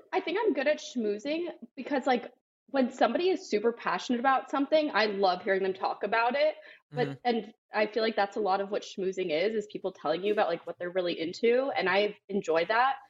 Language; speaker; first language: English; native; English